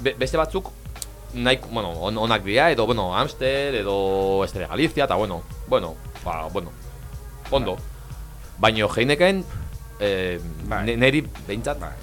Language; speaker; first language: Basque; non-native, local second language; Spanish